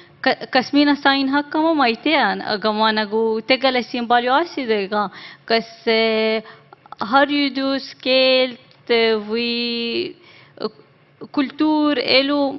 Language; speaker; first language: Estonian; non-native, learner; Arabic